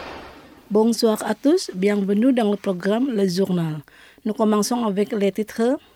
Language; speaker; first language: French; non-native, fluent; Indonesian